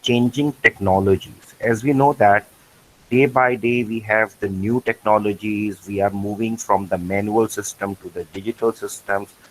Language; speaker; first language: English; non-native, local second language; Urdu